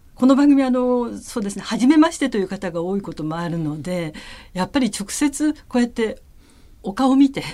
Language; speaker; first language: Japanese; native; Japanese